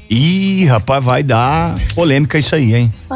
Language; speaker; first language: Portuguese; native; Portuguese